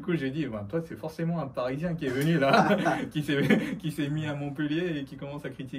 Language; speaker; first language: French; early bilingual, other home language; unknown